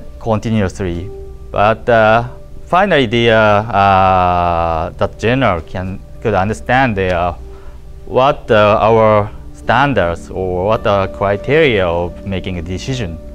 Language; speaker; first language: English; non-native, learner; Japanese